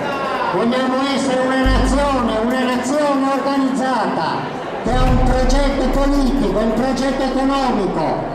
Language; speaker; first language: Italian; non-native, local second language; Sardinian